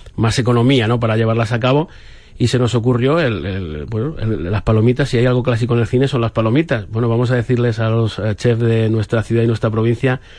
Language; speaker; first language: Spanish; native; Spanish